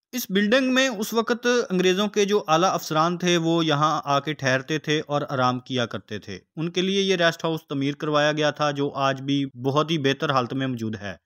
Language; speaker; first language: Urdu; non-native, local second language; Punjabi